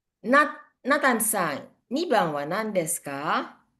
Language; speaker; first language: Japanese; non-native, fluent; Indonesian